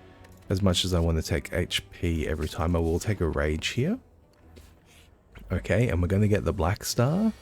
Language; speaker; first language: English; native; English